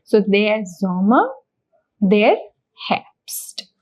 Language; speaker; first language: German; non-native, fluent; English